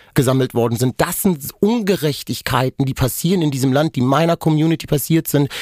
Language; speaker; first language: German; non-native, local second language; Romany